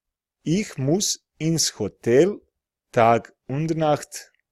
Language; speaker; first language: German; non-native, fluent; Serbian